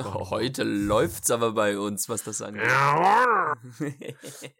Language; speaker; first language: German; native; German